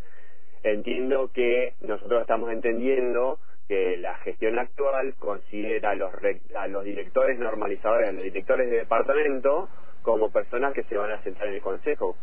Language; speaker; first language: Spanish; native; Spanish